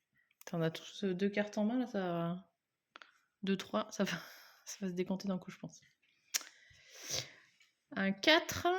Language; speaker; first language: French; native; French